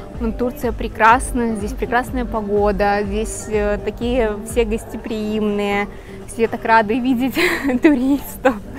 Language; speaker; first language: Russian; native; Russian